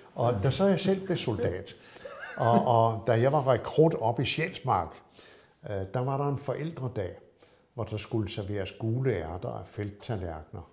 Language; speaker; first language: Danish; native; Danish